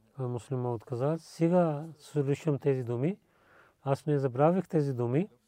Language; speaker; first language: Bulgarian; non-native, learner; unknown